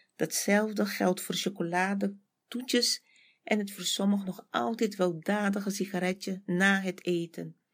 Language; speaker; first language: Dutch; native; Dutch